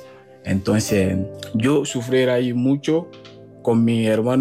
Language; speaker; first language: Spanish; non-native, fluent; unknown